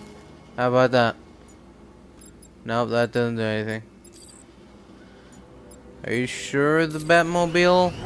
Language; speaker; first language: English; native; English